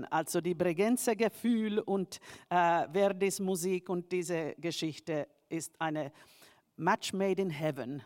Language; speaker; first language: German; non-native, fluent; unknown